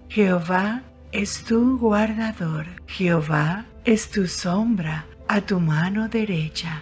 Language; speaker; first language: Spanish; native; Spanish